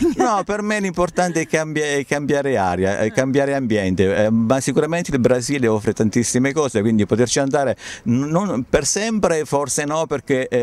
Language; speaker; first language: Italian; native; Italian